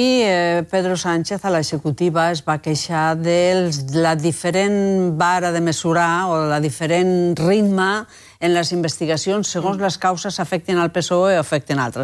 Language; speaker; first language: Catalan; native; Catalan